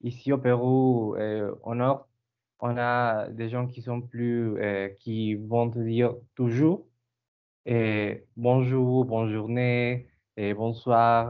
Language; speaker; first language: French; non-native, learner; Spanish